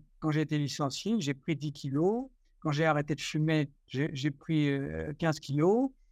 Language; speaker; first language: French; native; French